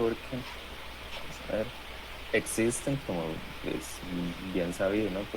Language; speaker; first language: Spanish; native; Spanish